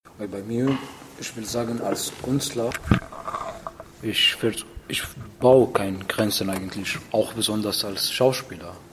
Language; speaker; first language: German; non-native, learner; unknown